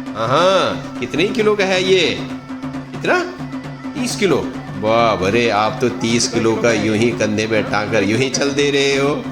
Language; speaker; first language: Hindi; non-native, local second language; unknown